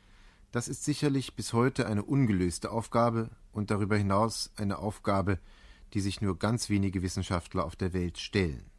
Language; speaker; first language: German; native; German